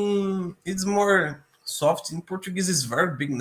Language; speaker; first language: English; non-native, learner; Portuguese